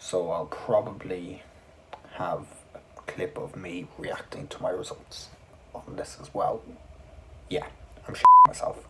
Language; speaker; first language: English; native; English